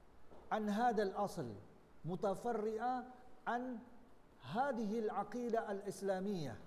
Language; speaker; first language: Arabic; non-native, learner; Indonesian